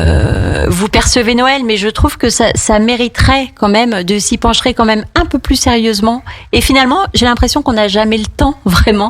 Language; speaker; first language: French; native; French